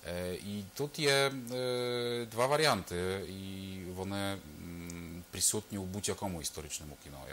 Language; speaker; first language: Ukrainian; non-native, fluent; Polish